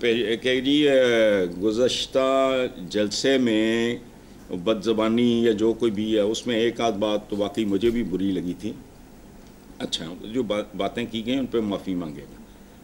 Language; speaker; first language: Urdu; non-native, local second language; Punjabi